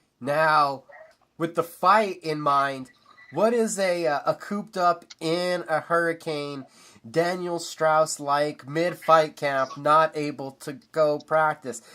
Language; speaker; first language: English; native; English